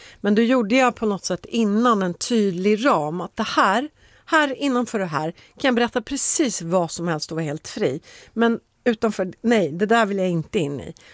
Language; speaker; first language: Swedish; native; Swedish